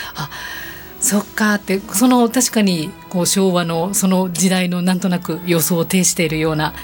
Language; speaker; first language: Japanese; native; Japanese